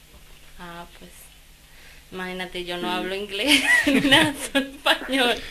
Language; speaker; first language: Spanish; non-native, learner; Wolof